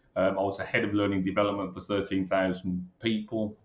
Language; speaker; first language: English; native; English